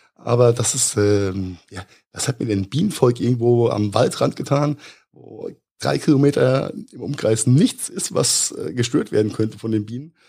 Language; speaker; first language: German; native; German